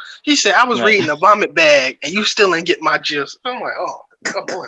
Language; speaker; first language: English; native; English